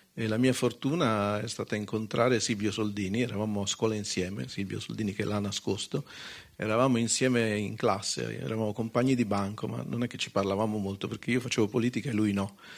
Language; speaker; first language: Italian; native; Italian